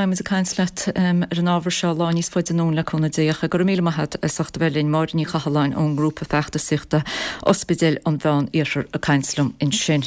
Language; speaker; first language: Irish; native; Irish